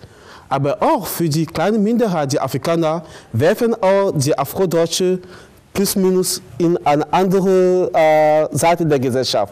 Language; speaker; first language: German; non-native, fluent; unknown